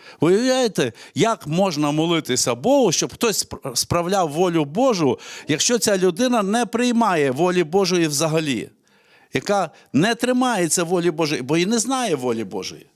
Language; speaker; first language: Ukrainian; native; Ukrainian